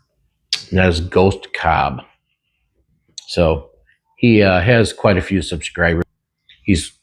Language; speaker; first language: English; native; English